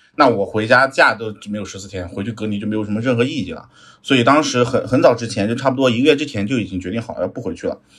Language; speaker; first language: Chinese; native; Chinese